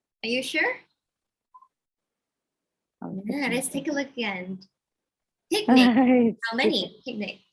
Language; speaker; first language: English; non-native, fluent; Thai